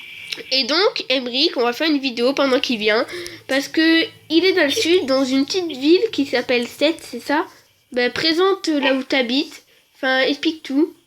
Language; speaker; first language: French; native; French